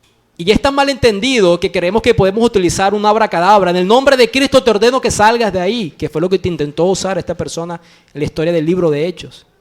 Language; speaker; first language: Spanish; native; Spanish